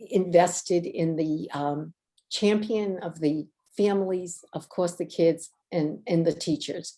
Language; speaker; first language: English; native; English